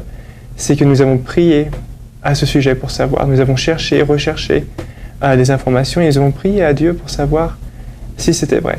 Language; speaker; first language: French; native; French